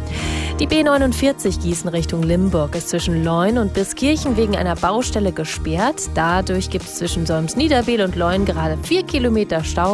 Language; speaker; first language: German; native; German